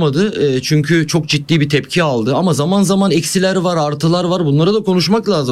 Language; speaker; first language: Turkish; native; Turkish